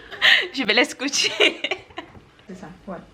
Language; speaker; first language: French; native; French